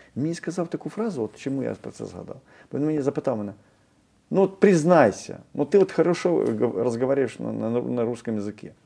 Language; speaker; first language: Ukrainian; native; Ukrainian